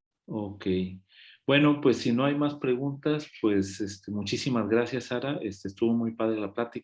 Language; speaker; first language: Spanish; native; Spanish